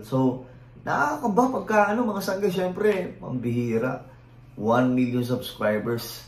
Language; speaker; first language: Filipino; native; Filipino